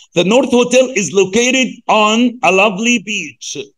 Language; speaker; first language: English; non-native, fluent; Arabic